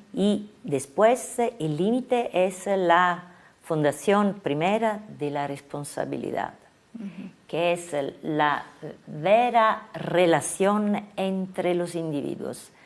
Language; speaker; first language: Spanish; non-native, fluent; Italian